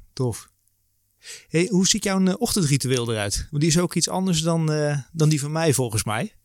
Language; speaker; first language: Dutch; native; Dutch